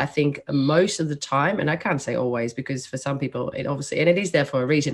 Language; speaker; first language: English; non-native, fluent; Dutch